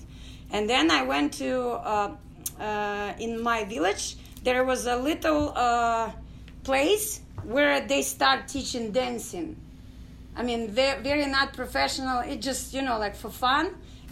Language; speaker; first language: English; non-native, learner; Ukrainian